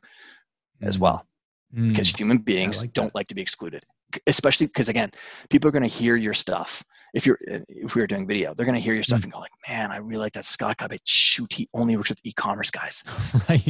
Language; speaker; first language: English; native; English